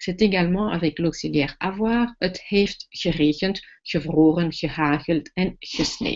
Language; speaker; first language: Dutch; non-native, fluent; French